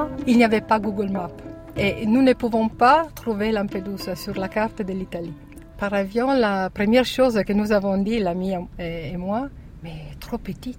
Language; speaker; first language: French; non-native, learner; Italian